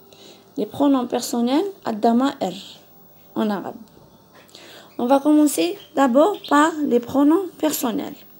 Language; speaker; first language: French; non-native, local second language; Arabic